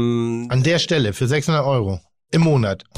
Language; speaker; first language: German; native; German